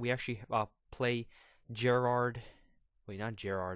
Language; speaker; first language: English; native; English